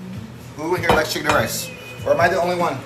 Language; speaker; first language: English; native; English